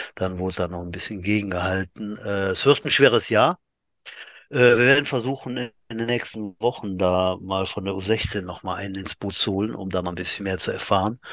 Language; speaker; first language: German; native; German